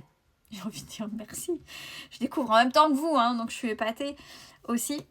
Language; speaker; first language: French; native; French